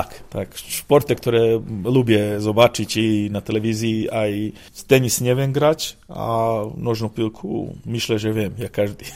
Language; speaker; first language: Polish; non-native, fluent; Serbian